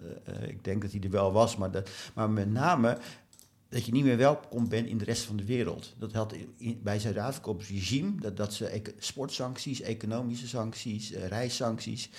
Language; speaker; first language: Dutch; native; Dutch